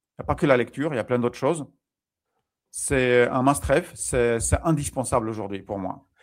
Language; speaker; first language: French; non-native, fluent; Polish